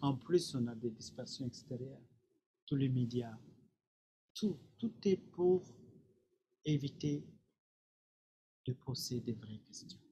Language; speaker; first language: French; non-native, fluent; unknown